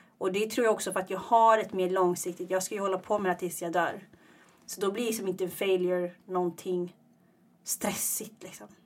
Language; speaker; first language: Swedish; early bilingual, other home language; Tigrinya